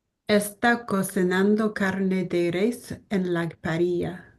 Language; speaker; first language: Spanish; non-native, learner; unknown